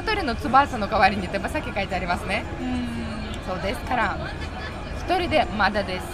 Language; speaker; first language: Japanese; non-native, learner; Lithuanian